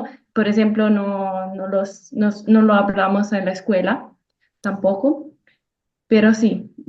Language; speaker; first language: Spanish; non-native, fluent; Italian